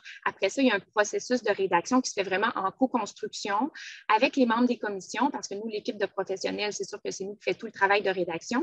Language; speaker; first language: French; native; French